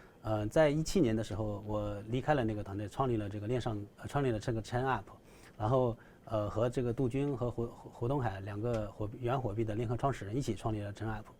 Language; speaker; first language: Chinese; native; Chinese